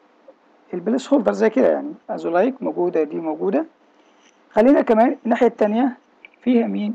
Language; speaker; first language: Arabic; native; Arabic